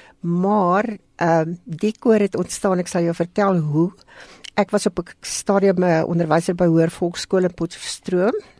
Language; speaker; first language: Afrikaans; native; Afrikaans